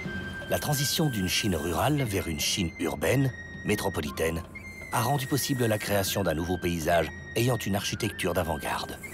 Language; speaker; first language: French; native; French